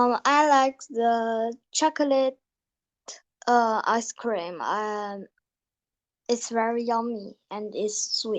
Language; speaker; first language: English; non-native, learner; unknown